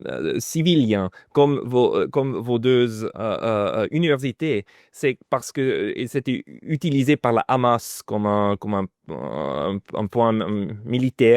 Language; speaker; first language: French; non-native, fluent; German